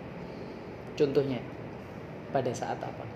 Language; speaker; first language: Indonesian; native; Indonesian